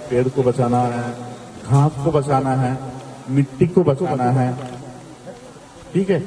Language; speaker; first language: Hindi; native; Hindi